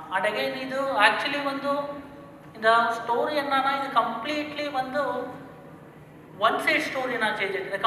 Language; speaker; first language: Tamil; non-native, learner; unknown